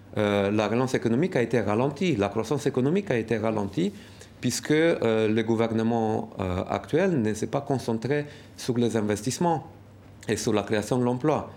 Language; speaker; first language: French; non-native, fluent; Romanian